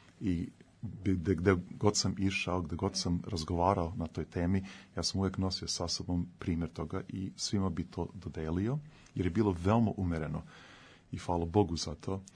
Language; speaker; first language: Serbian; early bilingual, heritage; Serbian